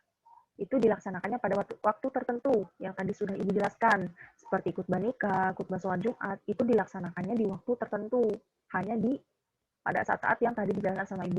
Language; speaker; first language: Indonesian; native; Indonesian